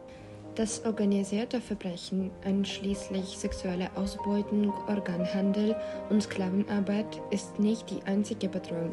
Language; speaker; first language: German; non-native, learner; Ukrainian